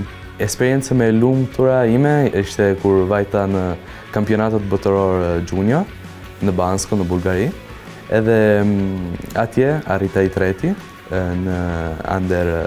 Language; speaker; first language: Albanian; early bilingual, heritage; Albanian